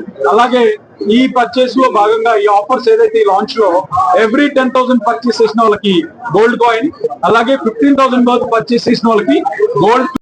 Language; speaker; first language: Telugu; native; Telugu